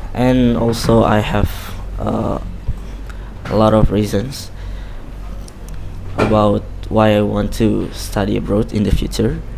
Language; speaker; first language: English; non-native, learner; Indonesian